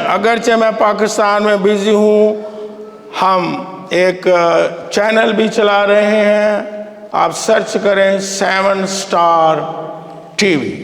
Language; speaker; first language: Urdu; non-native, local second language; Punjabi